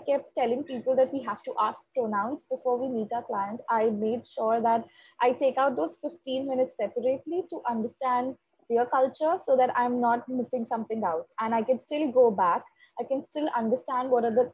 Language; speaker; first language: English; non-native, local second language; Hindi